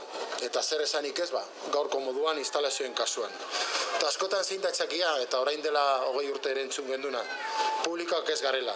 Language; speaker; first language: Basque; native; Basque